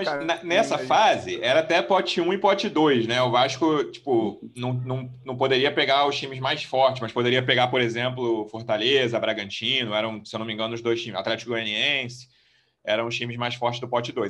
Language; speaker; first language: Portuguese; native; Portuguese